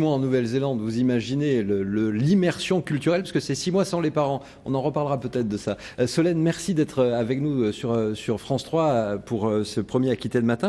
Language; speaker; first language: French; native; French